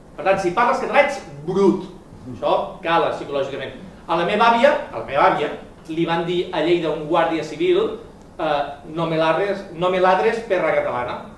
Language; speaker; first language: Catalan; native; Catalan